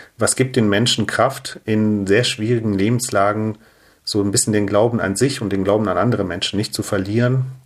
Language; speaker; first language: German; early bilingual, other home language; Russian